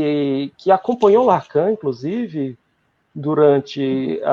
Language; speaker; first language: Portuguese; native; Portuguese